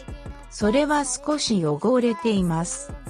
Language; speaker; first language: Japanese; non-native, learner; English